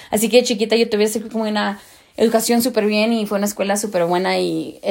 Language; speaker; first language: Spanish; early bilingual, heritage; Spanish